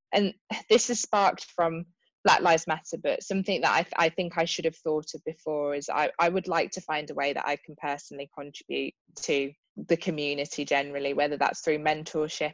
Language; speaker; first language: English; native; English